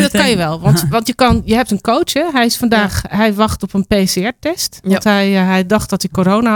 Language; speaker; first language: Dutch; native; Dutch